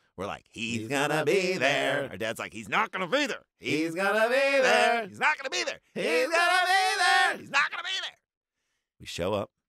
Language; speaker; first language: English; native; English